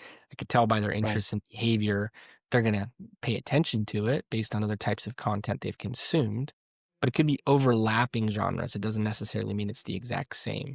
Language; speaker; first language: English; native; English